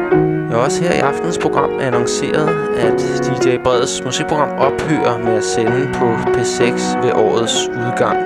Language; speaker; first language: Danish; native; Danish